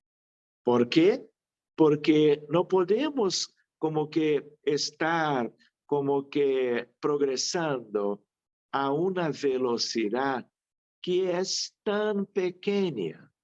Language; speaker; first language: Spanish; non-native, fluent; Portuguese